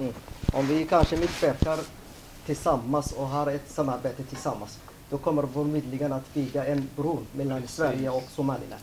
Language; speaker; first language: Swedish; non-native, fluent; Somali